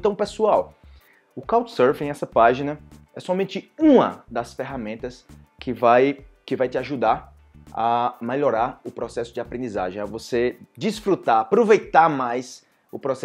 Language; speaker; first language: Portuguese; native; Portuguese